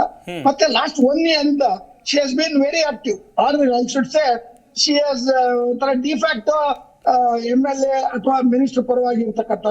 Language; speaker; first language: Kannada; native; Kannada